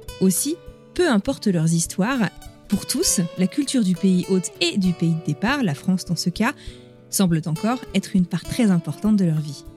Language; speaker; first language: French; native; French